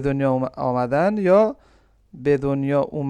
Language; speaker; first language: Persian; non-native, fluent; Urdu